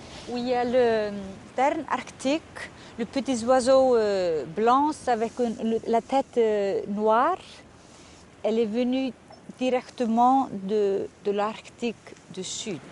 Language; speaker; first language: French; non-native, fluent; Icelandic